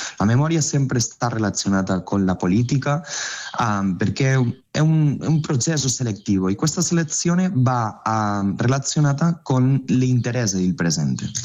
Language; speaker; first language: Italian; non-native, learner; Catalan